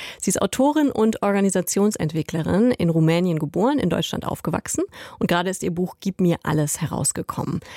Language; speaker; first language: German; native; German